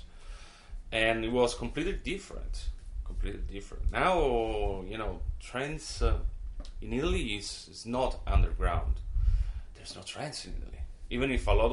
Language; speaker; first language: English; non-native, fluent; Italian